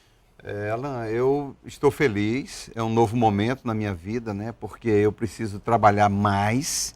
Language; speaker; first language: Portuguese; native; Portuguese